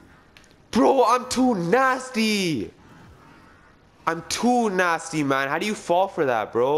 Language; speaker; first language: English; native; English